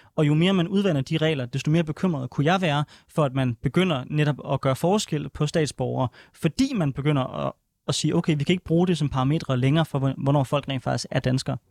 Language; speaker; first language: Danish; native; Danish